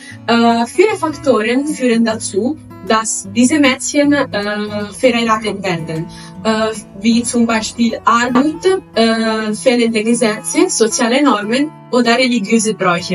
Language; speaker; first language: German; non-native, fluent; Italian